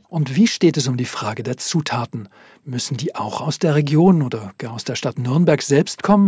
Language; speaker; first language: German; native; German